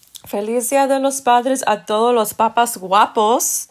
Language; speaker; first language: Spanish; early bilingual, heritage; Spanish